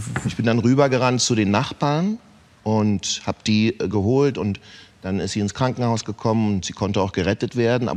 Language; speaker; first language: German; native; German